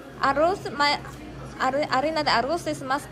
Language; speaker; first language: Spanish; non-native, learner; Japanese